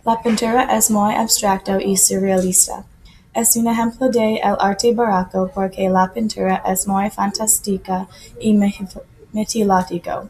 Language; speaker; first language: Spanish; non-native, learner; English